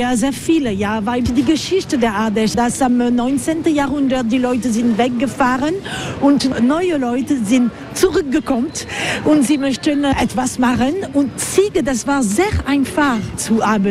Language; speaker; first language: German; non-native, learner; French